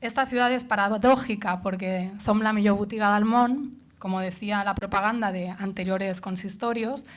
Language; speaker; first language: Spanish; non-native, local second language; Catalan